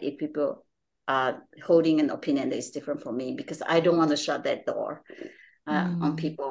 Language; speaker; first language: English; non-native, local second language; Chinese